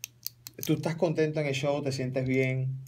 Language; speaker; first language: Spanish; native; Spanish